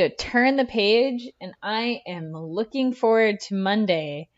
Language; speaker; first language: English; native; English